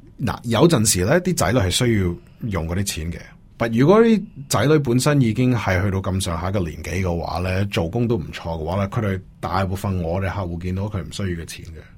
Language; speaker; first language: Cantonese; early bilingual, heritage; Cantonese